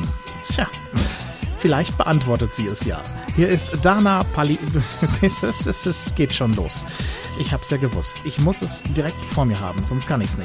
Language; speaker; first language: German; native; German